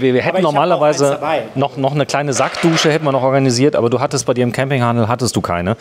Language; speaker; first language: German; native; German